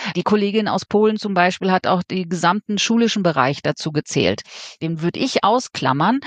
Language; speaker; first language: German; native; German